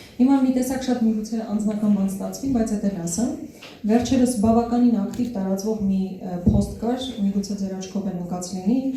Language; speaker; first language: Armenian; native; Armenian